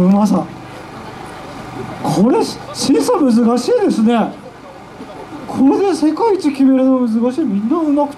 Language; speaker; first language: Japanese; native; Japanese